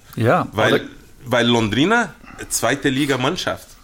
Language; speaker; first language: German; non-native, fluent; Portuguese